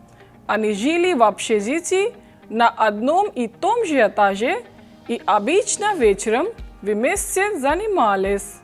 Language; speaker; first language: Russian; non-native, fluent; English